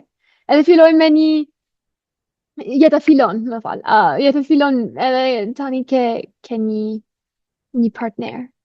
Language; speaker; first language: Albanian; non-native, fluent; English